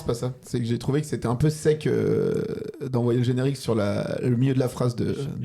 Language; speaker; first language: French; native; French